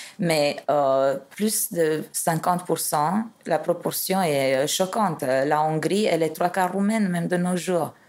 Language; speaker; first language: French; non-native, fluent; Romanian